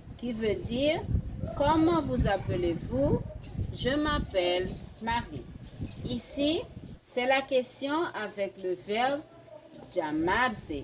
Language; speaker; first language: French; non-native, fluent; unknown